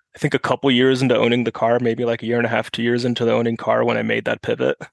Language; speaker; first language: English; non-native, fluent; German